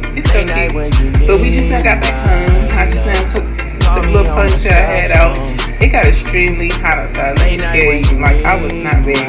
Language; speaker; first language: English; native; English